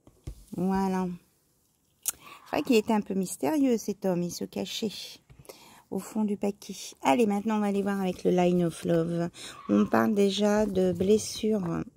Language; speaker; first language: French; native; French